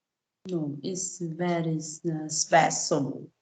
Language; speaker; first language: English; non-native, learner; Vietnamese